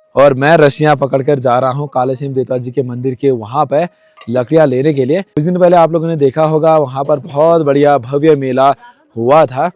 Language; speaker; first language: Hindi; native; Hindi